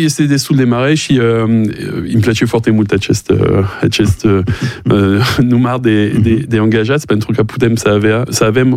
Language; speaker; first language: Romanian; non-native, learner; French